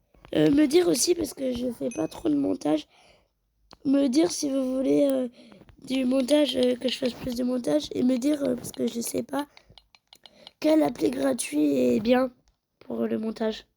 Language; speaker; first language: French; native; French